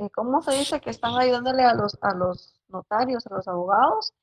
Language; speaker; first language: Spanish; native; Spanish